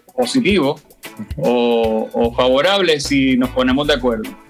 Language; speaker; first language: Spanish; native; Spanish